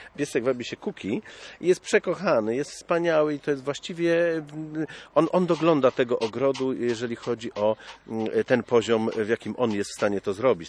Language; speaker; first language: Polish; native; Polish